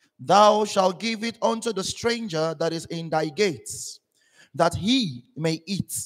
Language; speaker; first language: English; non-native, local second language; Igbo